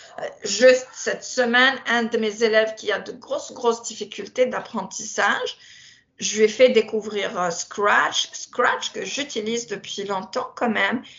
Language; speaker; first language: French; non-native, local second language; Berber languages